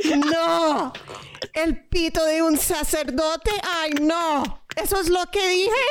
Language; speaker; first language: Spanish; non-native, learner; English